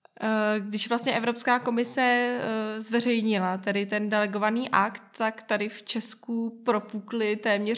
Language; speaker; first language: Czech; native; Czech